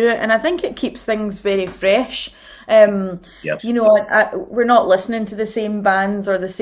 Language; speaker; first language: English; native; English